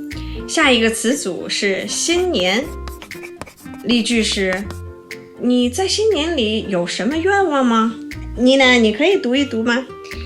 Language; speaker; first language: Chinese; native; Chinese